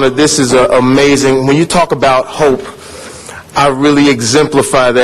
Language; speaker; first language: English; native; English